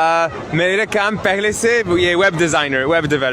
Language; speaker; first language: Hindi; non-native, learner; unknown